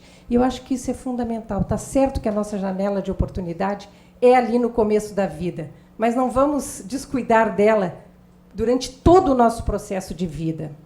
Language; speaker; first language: Portuguese; native; Portuguese